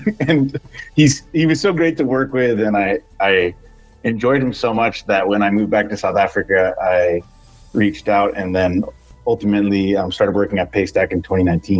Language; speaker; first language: English; native; English